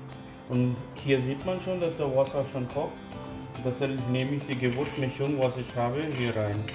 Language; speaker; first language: German; non-native, fluent; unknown